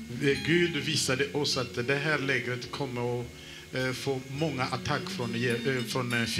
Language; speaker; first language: Swedish; non-native, fluent; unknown